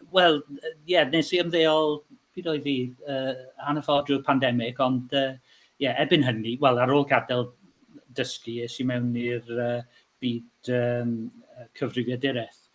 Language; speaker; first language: Welsh; non-native, local second language; English